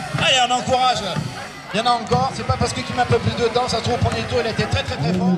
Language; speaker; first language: French; native; French